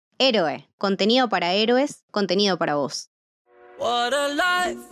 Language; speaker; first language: Spanish; native; Spanish